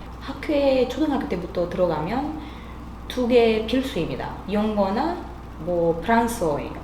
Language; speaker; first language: Korean; non-native, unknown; Romanian